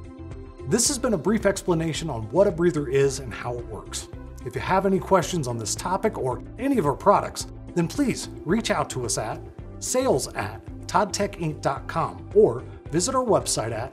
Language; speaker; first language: English; native; English